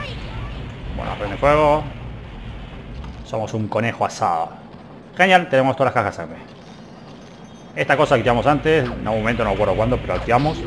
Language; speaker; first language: Spanish; native; Spanish